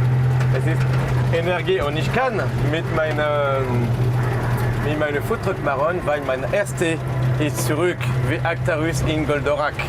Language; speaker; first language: German; non-native, learner; French